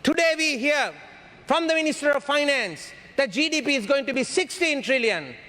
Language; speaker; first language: English; non-native, local second language; Sinhala